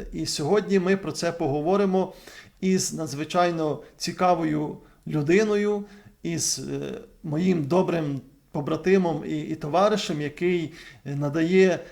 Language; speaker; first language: Ukrainian; native; Ukrainian